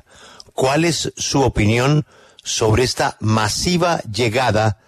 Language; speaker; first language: Spanish; native; Spanish